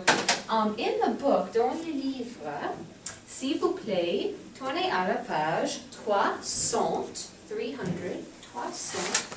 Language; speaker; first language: French; non-native, fluent; English